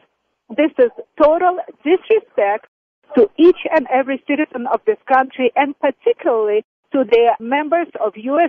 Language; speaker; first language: English; non-native, fluent; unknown